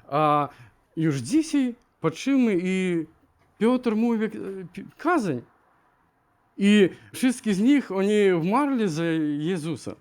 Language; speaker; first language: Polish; non-native, learner; Ukrainian